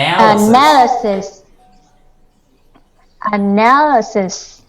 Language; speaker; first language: English; non-native, learner; Vietnamese